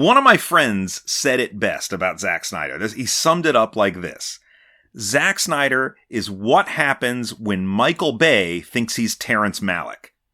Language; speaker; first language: English; native; English